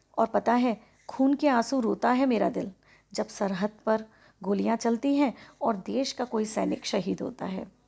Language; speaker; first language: Hindi; native; Hindi